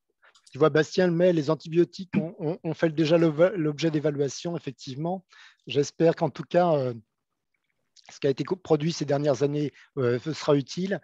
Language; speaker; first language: French; native; French